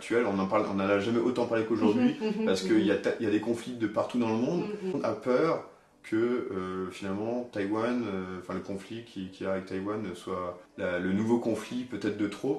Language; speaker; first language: French; native; French